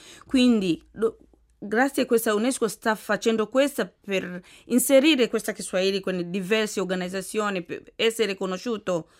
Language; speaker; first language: Italian; non-native, fluent; Swahili